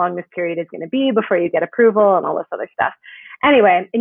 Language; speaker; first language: English; native; English